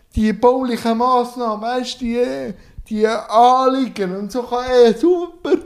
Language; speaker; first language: German; non-native, fluent; Turkish